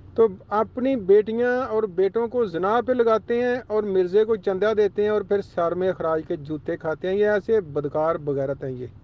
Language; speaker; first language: Urdu; non-native, local second language; Punjabi